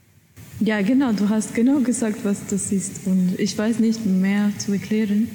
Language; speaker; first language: German; non-native, learner; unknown